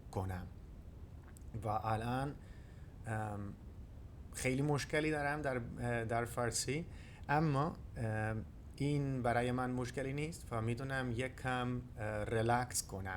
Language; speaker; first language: Persian; non-native, learner; Dutch